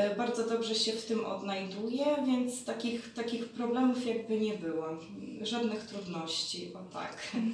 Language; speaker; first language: Polish; early bilingual, heritage; Polish